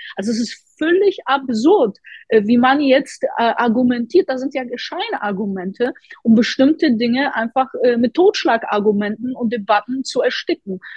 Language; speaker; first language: German; non-native, fluent; Polish